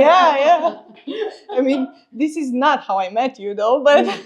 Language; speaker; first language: English; non-native, fluent; Romanian